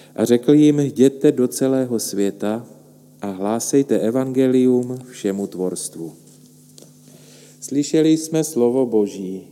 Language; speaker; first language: Czech; native; Czech